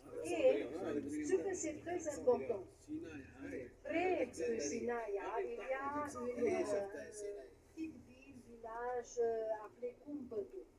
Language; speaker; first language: French; non-native, fluent; Romanian